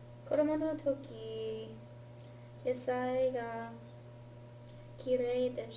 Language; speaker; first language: Japanese; non-native, learner; English